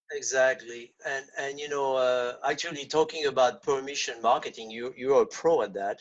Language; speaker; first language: English; non-native, fluent; French